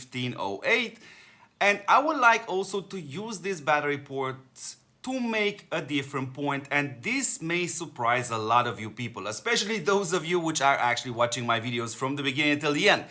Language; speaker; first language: English; non-native, fluent; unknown